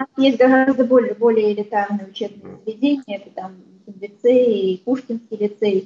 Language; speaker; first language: Russian; native; Russian